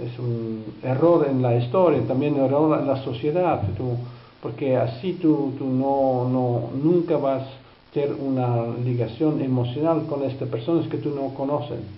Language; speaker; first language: Spanish; non-native, fluent; Dutch